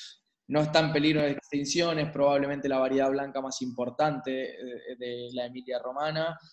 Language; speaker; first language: Spanish; native; Spanish